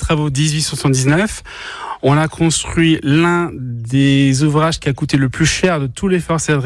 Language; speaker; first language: French; native; French